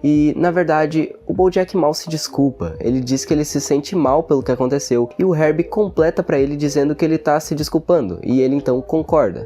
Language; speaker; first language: Portuguese; native; Portuguese